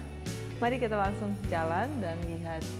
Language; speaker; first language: Indonesian; non-native, fluent; Russian